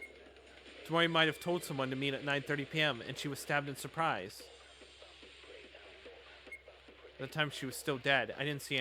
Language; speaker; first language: English; native; English